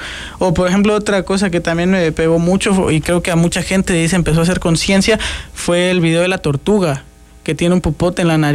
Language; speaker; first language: Spanish; native; Spanish